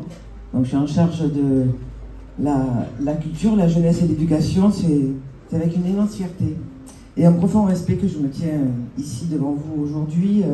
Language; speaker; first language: French; native; French